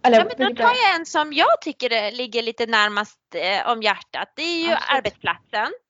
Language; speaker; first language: Swedish; native; Swedish